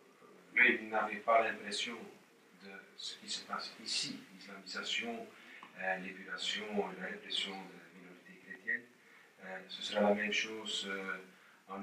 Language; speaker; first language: French; non-native, local second language; Dutch